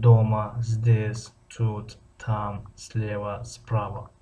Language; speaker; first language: Russian; non-native, fluent; Tajik